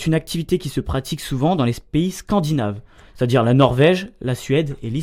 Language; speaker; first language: French; native; French